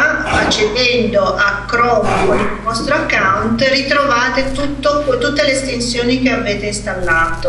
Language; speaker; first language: Italian; native; Italian